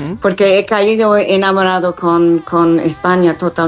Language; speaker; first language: Spanish; non-native, fluent; English